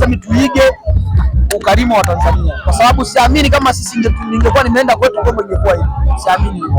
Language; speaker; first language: Swahili; early bilingual, other home language; Bembe